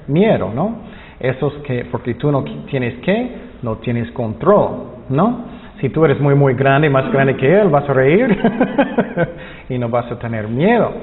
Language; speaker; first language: Spanish; non-native, fluent; English